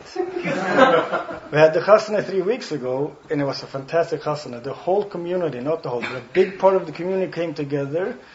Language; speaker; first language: English; non-native, fluent; Swedish